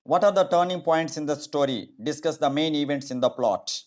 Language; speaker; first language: English; non-native, local second language; Telugu